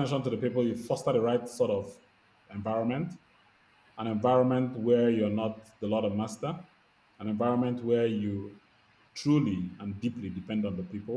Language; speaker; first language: English; non-native, local second language; Igbo